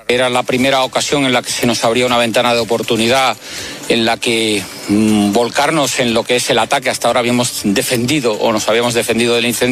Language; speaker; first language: Spanish; native; Spanish